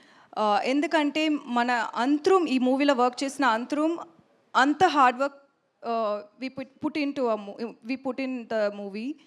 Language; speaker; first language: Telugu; non-native, learner; Tamil